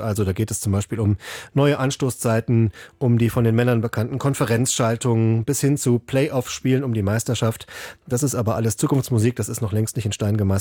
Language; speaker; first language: German; native; German